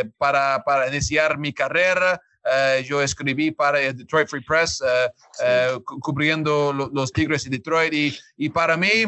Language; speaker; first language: Spanish; non-native, learner; English